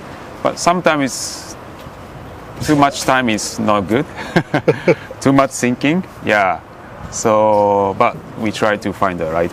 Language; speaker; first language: English; non-native, learner; Japanese